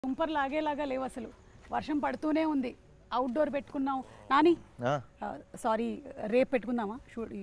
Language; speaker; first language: Telugu; native; Telugu